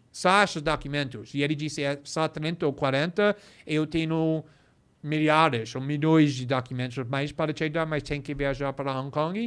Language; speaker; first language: Portuguese; non-native, fluent; English